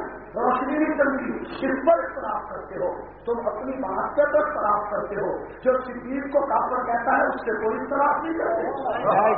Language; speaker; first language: Urdu; native; Urdu